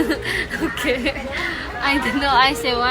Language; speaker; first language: English; non-native, learner; Indonesian